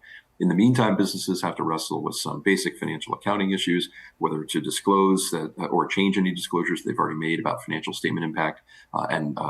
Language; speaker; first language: English; native; English